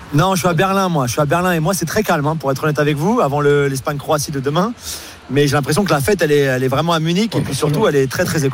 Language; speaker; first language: French; non-native, fluent; English